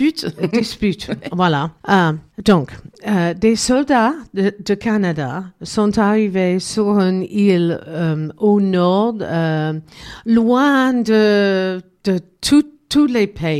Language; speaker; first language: French; non-native, learner; English